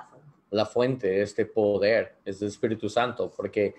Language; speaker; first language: Spanish; non-native, learner; English